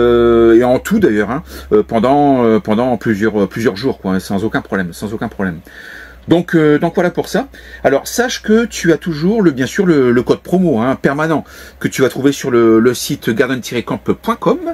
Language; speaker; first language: French; native; French